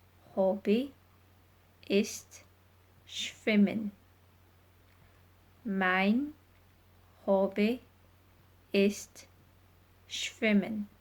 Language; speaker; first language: German; non-native, fluent; English